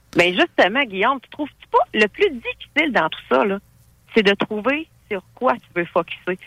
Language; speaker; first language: French; native; French